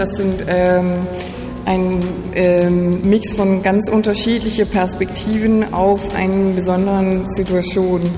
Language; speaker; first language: German; non-native, fluent; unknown